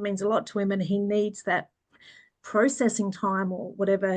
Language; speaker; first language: English; early bilingual, other home language; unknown